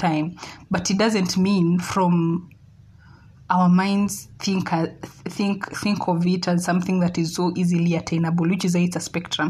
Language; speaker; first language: English; non-native, local second language; Swahili